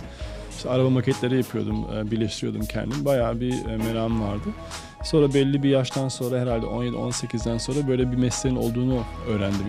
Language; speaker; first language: Turkish; native; Turkish